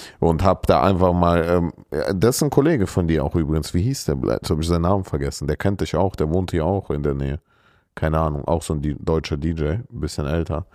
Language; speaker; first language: German; early bilingual, other home language; Russian